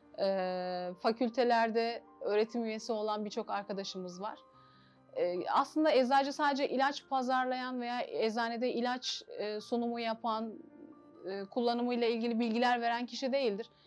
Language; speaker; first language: Turkish; native; Turkish